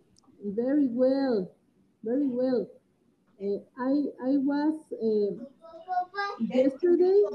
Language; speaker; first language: English; non-native, learner; Spanish